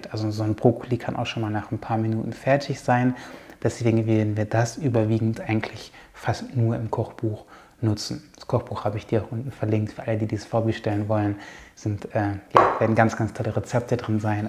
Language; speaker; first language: German; native; German